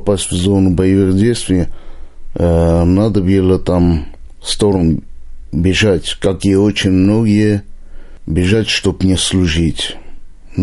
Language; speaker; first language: Russian; non-native, local second language; Armenian